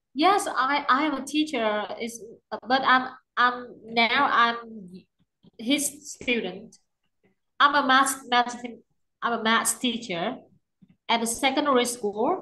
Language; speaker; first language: English; non-native, learner; Vietnamese